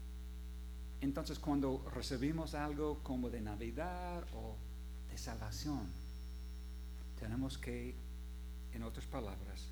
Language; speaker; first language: Spanish; non-native, fluent; English